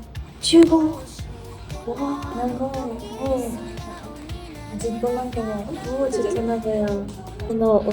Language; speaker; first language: Japanese; non-native, learner; French